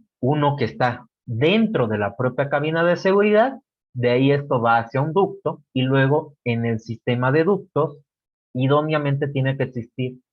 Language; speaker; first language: Spanish; native; Spanish